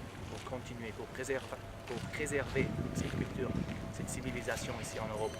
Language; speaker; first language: French; non-native, learner; Arabic